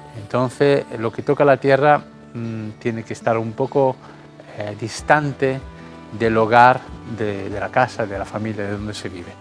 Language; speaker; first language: Spanish; non-native, fluent; Italian